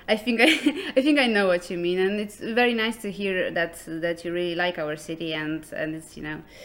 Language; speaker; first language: English; non-native, fluent; Polish